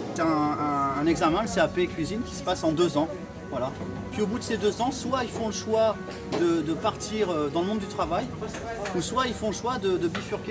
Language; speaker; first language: French; native; French